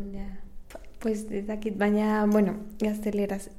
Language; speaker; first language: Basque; non-native, learner; Spanish